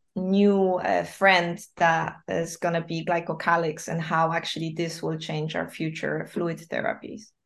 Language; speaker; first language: English; non-native, fluent; Polish